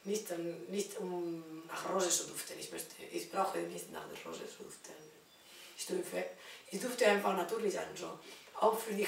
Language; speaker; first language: German; non-native, learner; Spanish